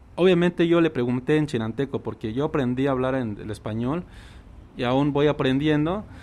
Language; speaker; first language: Spanish; non-native, local second language; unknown